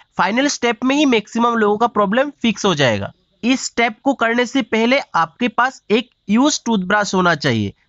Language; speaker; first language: Hindi; non-native, local second language; Bangla